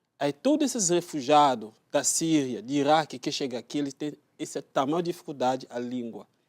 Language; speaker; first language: Portuguese; non-native, learner; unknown